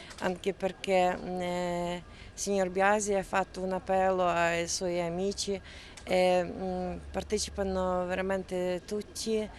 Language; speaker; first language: Italian; non-native, fluent; Ukrainian